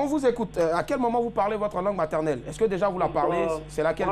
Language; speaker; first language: French; native; French